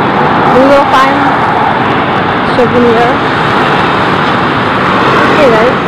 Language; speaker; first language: English; non-native, learner; Indonesian